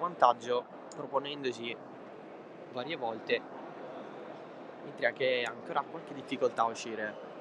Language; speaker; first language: Italian; native; Italian